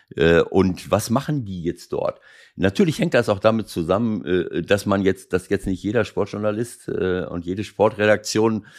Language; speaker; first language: German; native; German